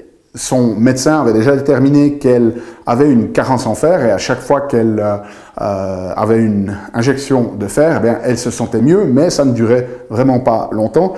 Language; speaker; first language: French; native; French